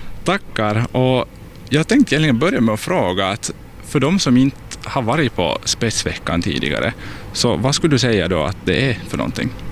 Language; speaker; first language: Swedish; native; Swedish